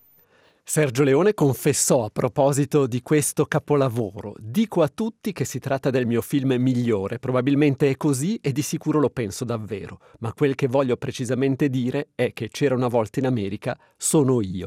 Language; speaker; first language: Italian; native; Italian